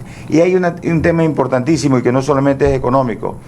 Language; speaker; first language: Spanish; native; Spanish